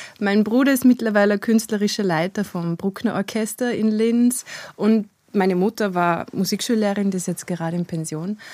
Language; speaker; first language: German; native; German